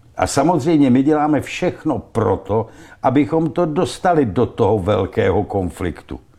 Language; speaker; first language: Czech; native; Czech